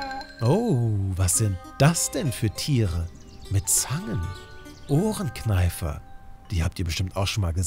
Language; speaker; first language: German; native; German